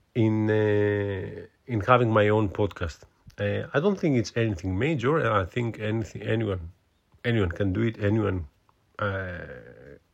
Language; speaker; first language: English; non-native, fluent; Greek